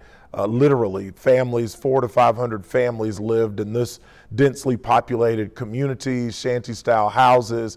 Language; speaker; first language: English; native; English